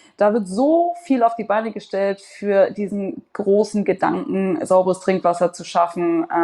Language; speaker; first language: German; native; German